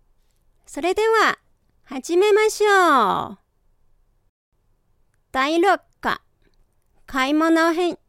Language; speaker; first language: Japanese; non-native, fluent; Chinese